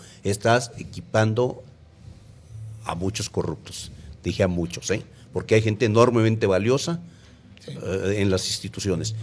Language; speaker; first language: Spanish; native; Spanish